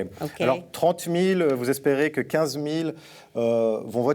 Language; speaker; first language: French; native; French